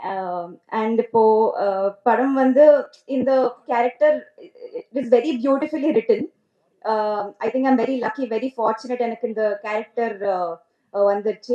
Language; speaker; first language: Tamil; non-native, learner; Telugu